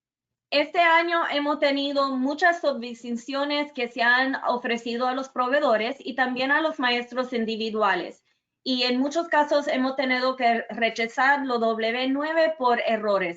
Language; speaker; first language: Spanish; early bilingual, other home language; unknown